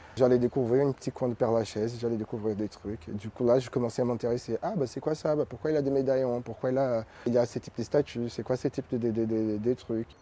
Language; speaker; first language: French; non-native, fluent; Portuguese